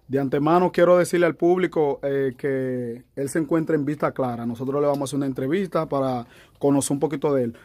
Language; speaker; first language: Spanish; native; Spanish